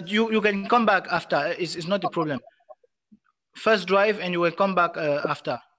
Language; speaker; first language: English; non-native, local second language; French